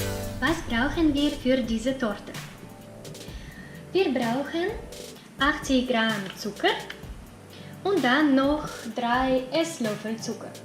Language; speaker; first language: German; non-native, fluent; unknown